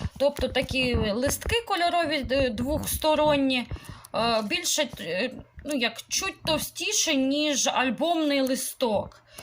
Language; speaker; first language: Ukrainian; non-native, local second language; Russian